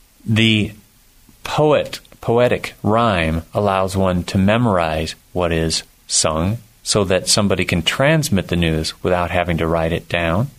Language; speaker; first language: English; native; English